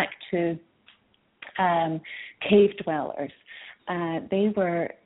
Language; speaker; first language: English; native; English